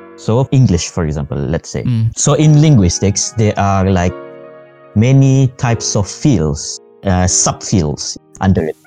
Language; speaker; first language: English; non-native, fluent; Malay